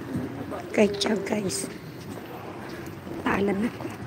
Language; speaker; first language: Italian; non-native, local second language; Filipino